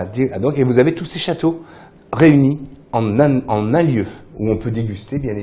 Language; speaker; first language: French; native; French